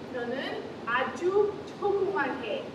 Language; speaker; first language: Korean; non-native, learner; English